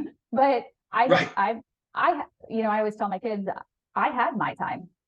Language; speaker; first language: English; native; English